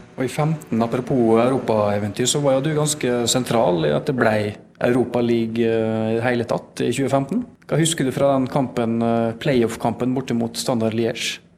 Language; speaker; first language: Norwegian; native; Norwegian